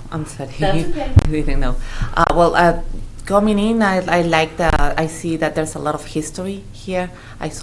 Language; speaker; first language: English; non-native, fluent; Spanish